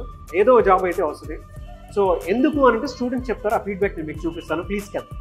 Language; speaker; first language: Telugu; native; Telugu